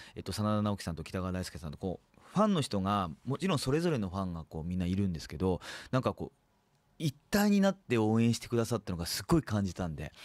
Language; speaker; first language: Japanese; native; Japanese